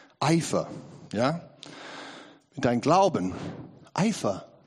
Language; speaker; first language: German; non-native, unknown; English